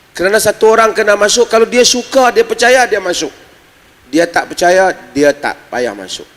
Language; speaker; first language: Malay; native; Malay